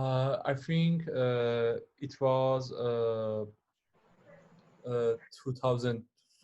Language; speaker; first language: English; non-native, learner; Persian